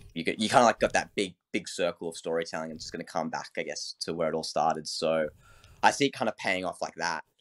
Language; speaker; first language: English; native; English